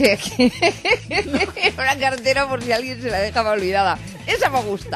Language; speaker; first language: Spanish; native; Spanish